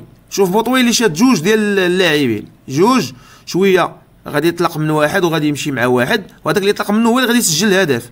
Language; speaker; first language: Arabic; native; Arabic